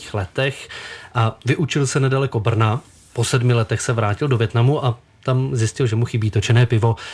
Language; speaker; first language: Czech; native; Czech